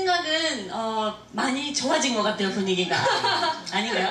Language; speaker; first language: Korean; non-native, fluent; English